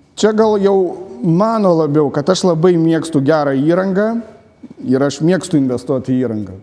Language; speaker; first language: Lithuanian; non-native, local second language; Polish